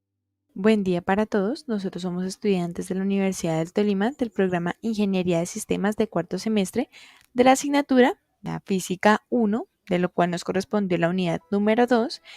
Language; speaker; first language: Spanish; native; Spanish